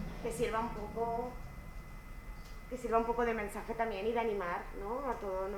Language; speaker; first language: Spanish; native; Spanish